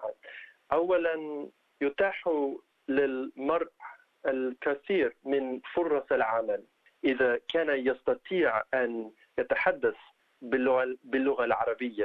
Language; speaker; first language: Arabic; non-native, fluent; English